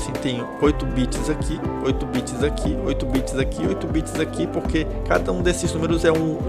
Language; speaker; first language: Portuguese; native; Portuguese